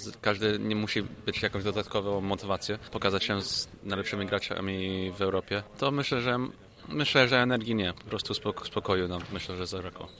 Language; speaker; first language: Polish; early bilingual, heritage; English